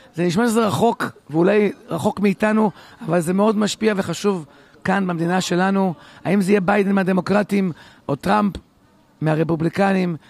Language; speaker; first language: Hebrew; native; Hebrew